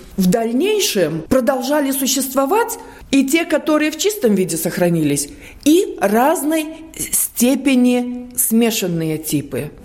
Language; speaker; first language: Russian; non-native, local second language; Latvian